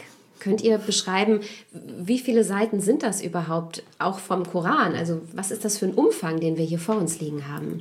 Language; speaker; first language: German; native; German